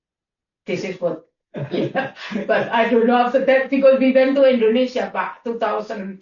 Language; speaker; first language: English; non-native, learner; Indonesian